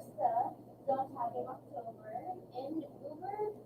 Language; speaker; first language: German; non-native, learner; English